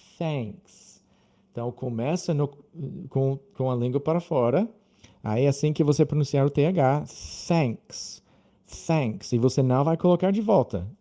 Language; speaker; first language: Portuguese; non-native, fluent; English